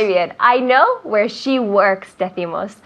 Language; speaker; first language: Spanish; non-native, fluent; English